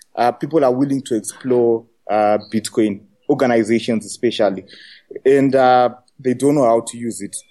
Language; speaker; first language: English; non-native, local second language; Shona